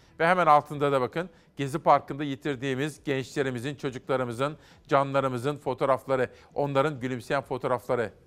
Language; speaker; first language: Turkish; native; Turkish